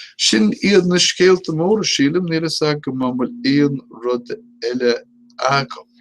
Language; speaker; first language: Irish; native; Irish